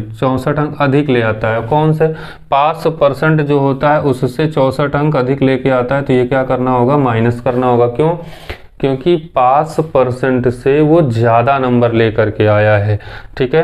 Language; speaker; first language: Hindi; native; Hindi